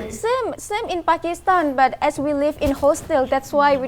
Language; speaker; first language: English; non-native, fluent; Thai